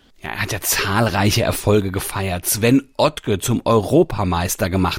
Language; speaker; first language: German; native; German